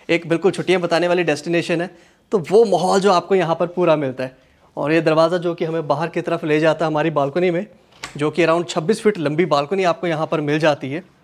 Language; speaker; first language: Hindi; native; Hindi